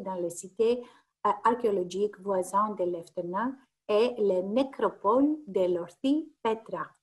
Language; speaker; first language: French; non-native, fluent; Greek